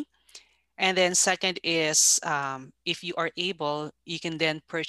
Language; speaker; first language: English; non-native, local second language; Filipino